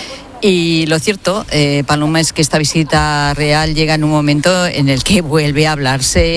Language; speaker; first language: Spanish; native; Spanish